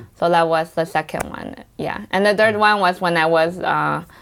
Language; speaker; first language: English; native; English